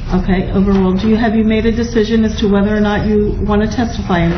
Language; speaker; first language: English; native; English